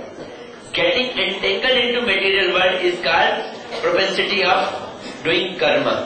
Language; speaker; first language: English; non-native, local second language; Hindi